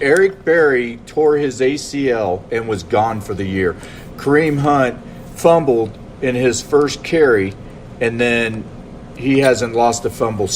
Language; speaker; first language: English; native; English